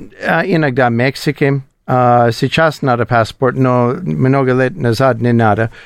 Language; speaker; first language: Russian; non-native, learner; English